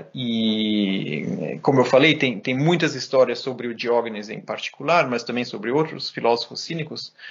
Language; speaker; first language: Portuguese; native; Portuguese